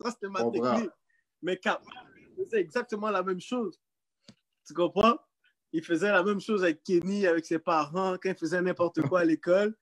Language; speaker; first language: French; native; French